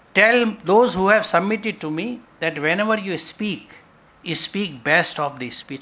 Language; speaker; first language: English; non-native, local second language; Urdu